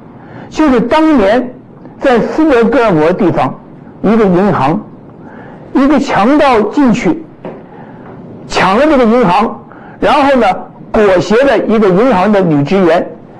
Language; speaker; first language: Chinese; native; Chinese